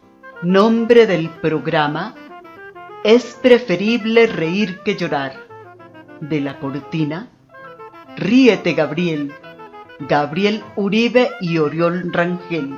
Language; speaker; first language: Spanish; native; Spanish